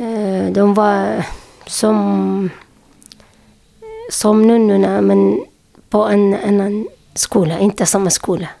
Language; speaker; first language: Swedish; non-native, learner; Syriac